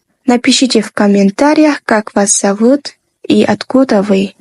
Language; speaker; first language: Russian; non-native, local second language; Kyrgyz